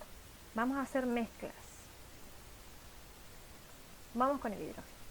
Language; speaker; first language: Spanish; native; Spanish